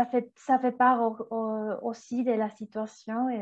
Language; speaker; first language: French; non-native, fluent; Spanish